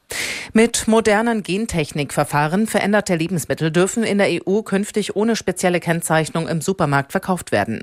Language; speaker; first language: German; native; German